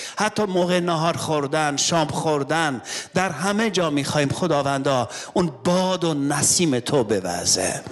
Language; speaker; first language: Persian; non-native, local second language; Armenian